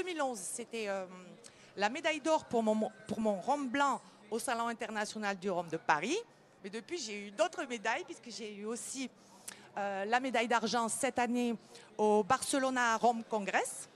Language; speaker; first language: French; native; French